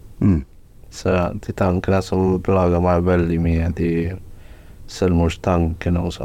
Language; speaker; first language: Norwegian; non-native, learner; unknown